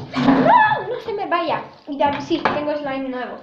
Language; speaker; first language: Spanish; native; Spanish